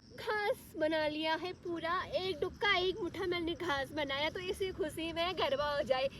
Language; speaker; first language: Hindi; native; Hindi